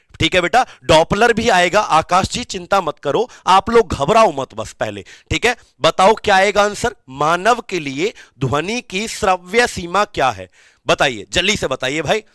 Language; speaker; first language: Hindi; native; Hindi